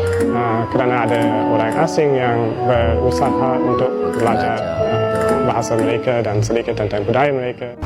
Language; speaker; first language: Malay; non-native, fluent; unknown